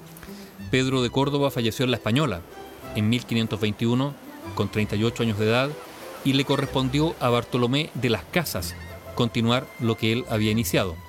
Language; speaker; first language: Spanish; native; Spanish